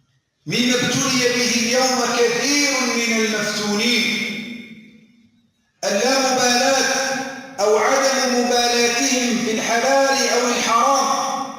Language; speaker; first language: Arabic; native; Arabic